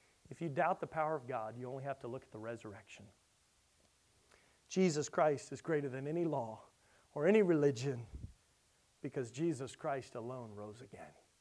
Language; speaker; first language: English; native; English